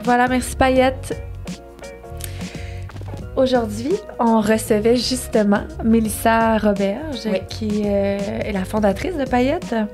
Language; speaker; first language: French; native; French